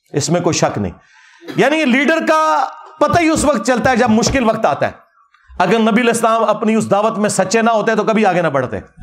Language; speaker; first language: Urdu; non-native, local second language; Punjabi